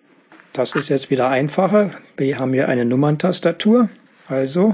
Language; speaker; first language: German; native; German